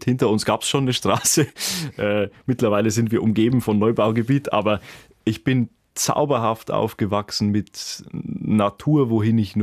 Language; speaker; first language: German; native; German